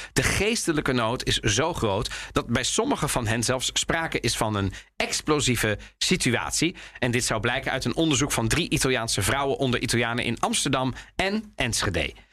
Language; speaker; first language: Dutch; early bilingual, other home language; Italian